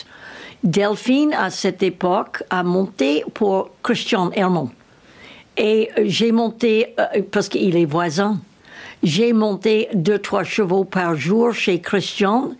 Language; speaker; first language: French; non-native, learner; English